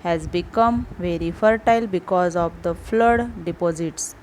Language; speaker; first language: English; non-native, local second language; Marathi